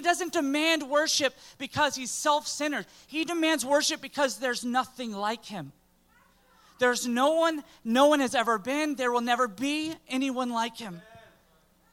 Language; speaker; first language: English; native; English